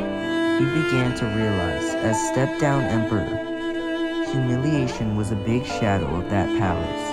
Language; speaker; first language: English; non-native, fluent; Chinese